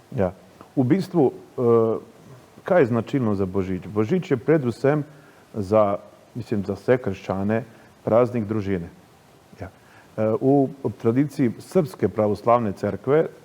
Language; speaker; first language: Slovenian; native; Slovenian